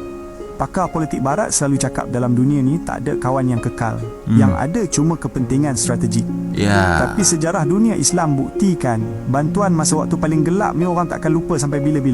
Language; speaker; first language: Malay; native; Malay